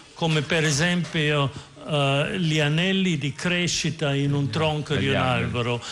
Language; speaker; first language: Italian; non-native, fluent; German